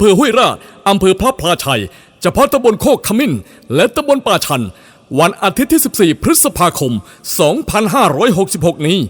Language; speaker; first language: Thai; native; Thai